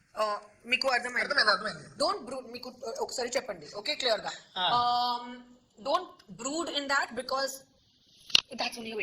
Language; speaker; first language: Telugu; non-native, learner; Hindi